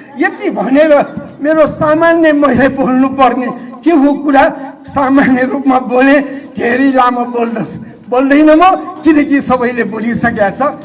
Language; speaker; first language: Nepali; non-native, local second language; Newari